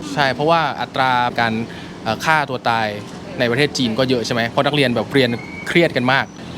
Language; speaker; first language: Thai; native; Thai